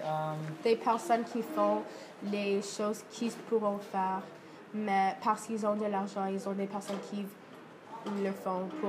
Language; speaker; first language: French; non-native, learner; English